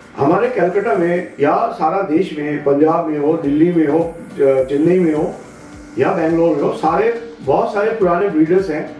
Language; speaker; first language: Hindi; non-native, local second language; Bangla